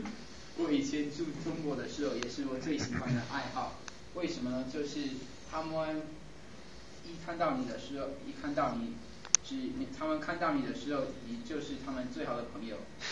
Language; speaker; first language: Chinese; non-native, fluent; English